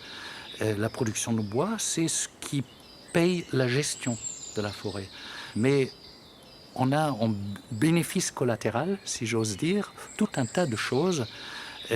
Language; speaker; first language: French; native; French